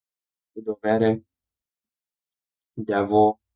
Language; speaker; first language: Italian; non-native, learner; English